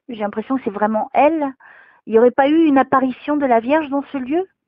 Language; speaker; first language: French; native; French